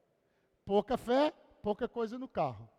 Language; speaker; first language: Portuguese; native; Portuguese